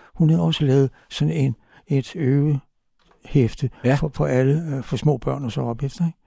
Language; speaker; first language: Danish; native; Danish